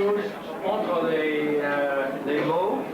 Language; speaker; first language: French; non-native, learner; English